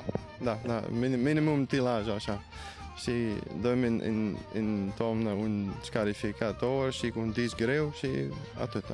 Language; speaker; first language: Romanian; non-native, learner; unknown